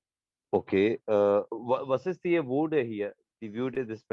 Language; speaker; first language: German; non-native, learner; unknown